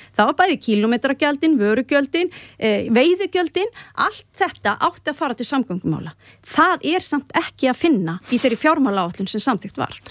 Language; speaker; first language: Icelandic; native; Icelandic